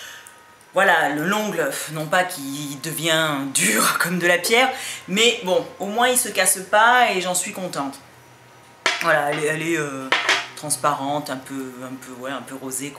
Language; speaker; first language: French; native; French